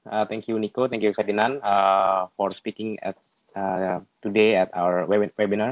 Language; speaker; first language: English; non-native, fluent; Indonesian